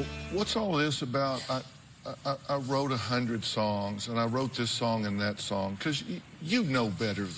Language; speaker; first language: English; native; English